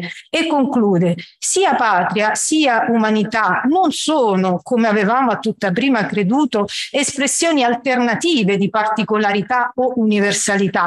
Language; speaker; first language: Italian; native; Italian